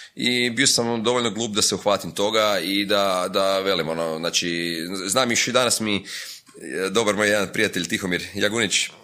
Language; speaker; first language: Croatian; native; Croatian